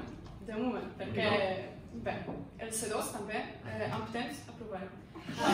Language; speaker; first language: Catalan; non-native, fluent; Polish